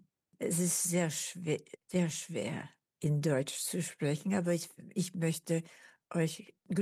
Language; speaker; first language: German; early bilingual, heritage; German